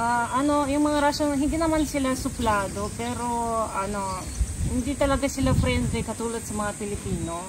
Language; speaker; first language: Filipino; non-native, fluent; Russian